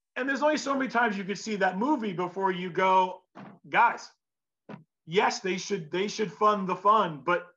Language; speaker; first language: English; native; English